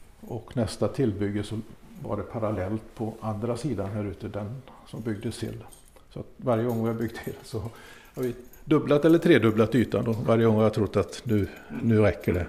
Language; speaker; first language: Swedish; native; Swedish